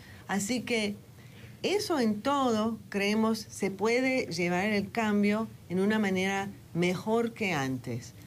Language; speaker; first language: Spanish; non-native, fluent; English